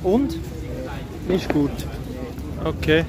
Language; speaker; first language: German; native; German